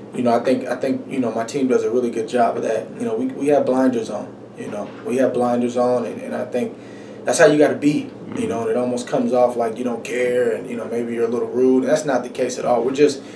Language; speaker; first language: English; native; English